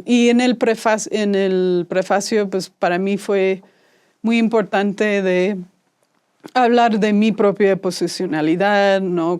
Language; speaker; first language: Spanish; non-native, fluent; English